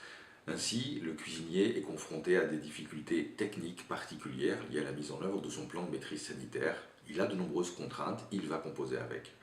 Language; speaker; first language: French; native; French